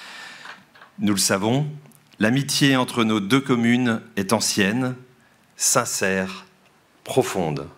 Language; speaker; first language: French; native; French